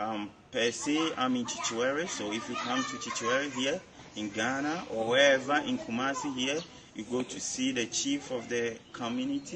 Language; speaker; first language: English; non-native, local second language; Akan